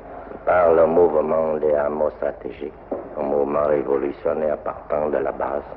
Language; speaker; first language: French; non-native, local second language; Vietnamese